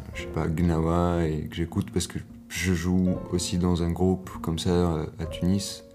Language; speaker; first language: French; non-native, local second language; Arabic